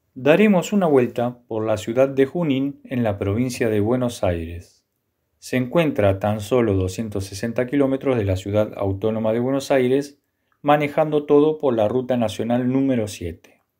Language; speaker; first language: Spanish; native; Spanish